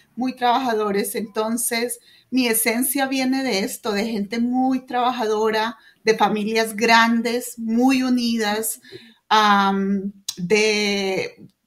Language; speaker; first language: Spanish; native; Spanish